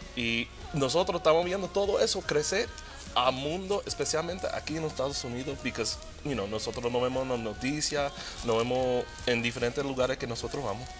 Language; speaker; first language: Spanish; early bilingual, heritage; Spanish